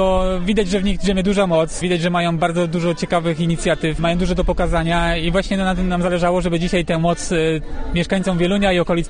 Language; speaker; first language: Polish; native; Polish